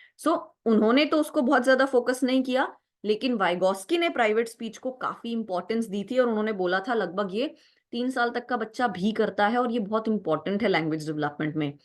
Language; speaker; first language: Hindi; native; Hindi